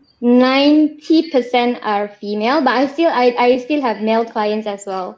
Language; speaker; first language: English; non-native, local second language; Malay